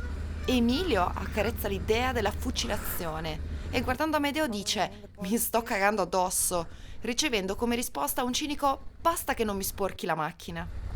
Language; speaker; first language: Italian; native; Italian